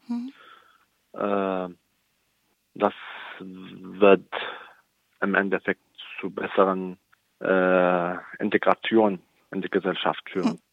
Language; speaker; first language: German; non-native, fluent; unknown